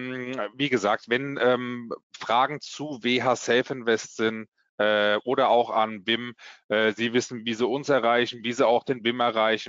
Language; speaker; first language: German; native; German